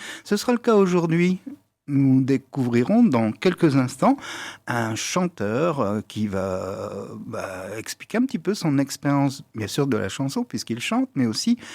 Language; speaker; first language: French; native; French